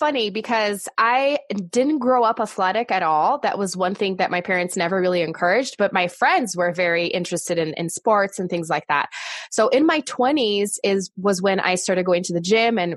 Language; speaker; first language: English; non-native, fluent; Portuguese